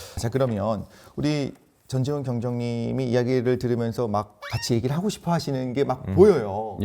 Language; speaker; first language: Korean; native; Korean